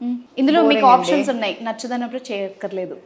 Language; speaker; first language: Telugu; native; Telugu